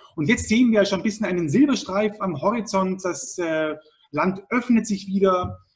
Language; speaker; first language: German; native; German